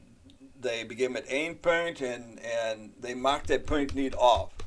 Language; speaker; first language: Dutch; non-native, fluent; English